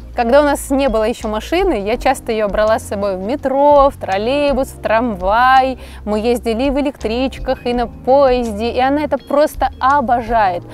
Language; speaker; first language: Russian; native; Russian